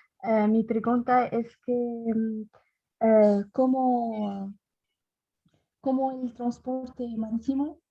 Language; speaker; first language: Spanish; non-native, learner; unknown